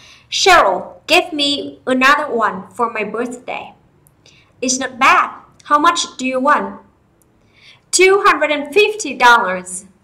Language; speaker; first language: English; non-native, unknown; Vietnamese